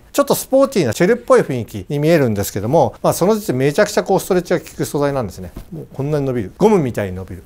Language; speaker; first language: Japanese; native; Japanese